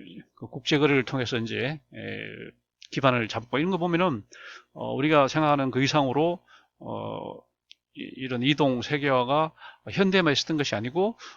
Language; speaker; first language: Korean; native; Korean